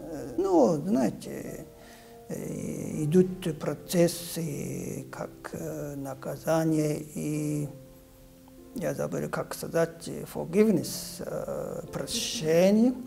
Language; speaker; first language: Russian; non-native, fluent; Japanese